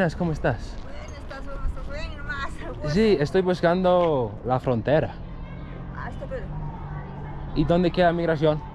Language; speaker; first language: Spanish; non-native, fluent; English